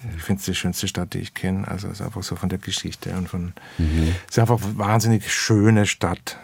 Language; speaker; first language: German; native; German